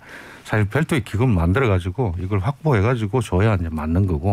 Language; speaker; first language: Korean; native; Korean